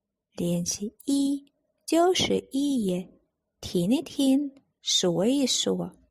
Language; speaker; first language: Chinese; non-native, fluent; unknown